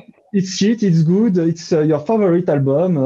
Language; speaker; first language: English; non-native, learner; French